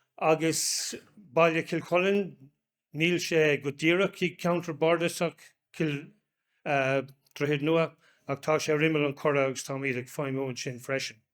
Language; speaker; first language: Irish; non-native, local second language; English